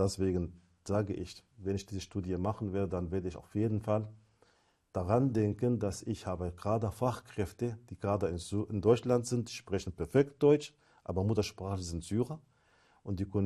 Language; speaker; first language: German; non-native, fluent; Arabic